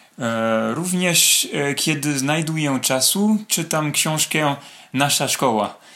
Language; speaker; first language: Polish; non-native, learner; French